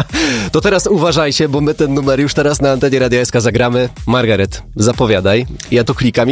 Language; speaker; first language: Polish; native; Polish